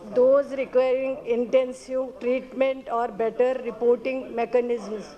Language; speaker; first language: English; non-native, local second language; Urdu